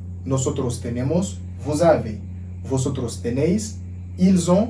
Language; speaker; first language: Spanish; non-native, fluent; Haitian Creole